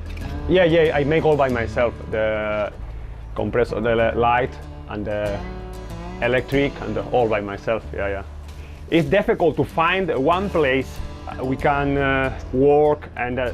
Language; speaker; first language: English; non-native, learner; Spanish